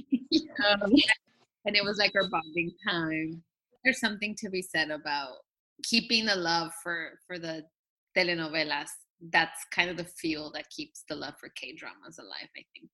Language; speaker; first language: English; early bilingual, other home language; Spanish